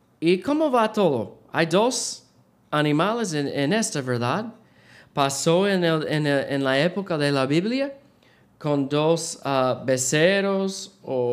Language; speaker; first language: Spanish; non-native, learner; English